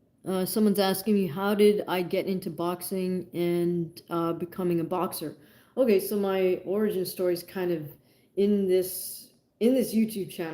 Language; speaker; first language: English; native; English